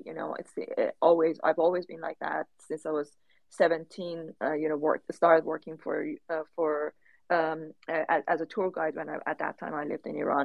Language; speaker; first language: English; non-native, fluent; Persian